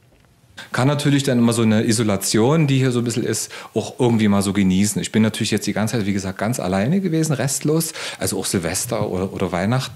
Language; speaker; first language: German; native; German